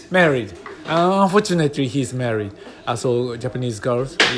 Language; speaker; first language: English; non-native, fluent; Japanese